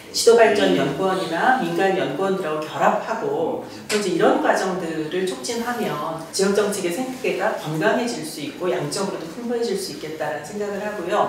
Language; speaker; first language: Korean; native; Korean